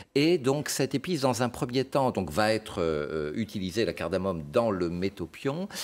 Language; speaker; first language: French; native; French